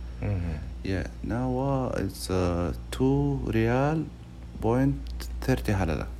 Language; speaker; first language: English; non-native, learner; Arabic